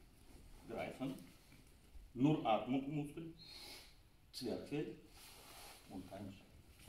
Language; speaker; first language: German; non-native, learner; Russian